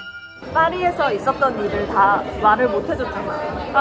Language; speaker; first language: Korean; early bilingual, other home language; English